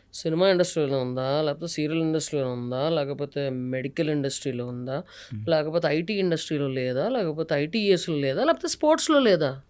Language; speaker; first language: Telugu; native; Telugu